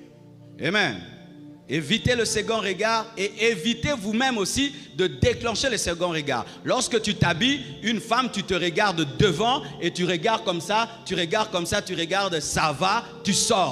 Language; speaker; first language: French; non-native, local second language; Lingala